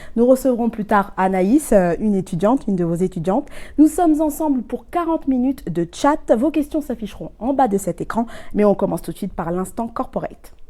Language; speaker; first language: French; native; French